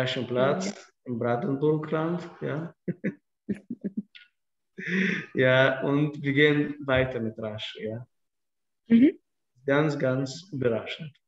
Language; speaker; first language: German; non-native, fluent; Russian